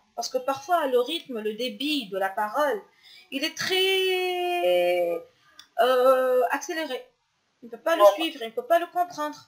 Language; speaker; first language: French; non-native, local second language; Arabic